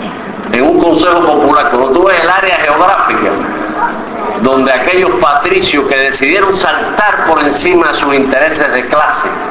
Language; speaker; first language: Spanish; native; Spanish